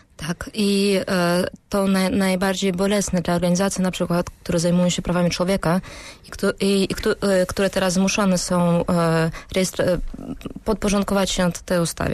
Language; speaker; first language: Polish; non-native, fluent; Russian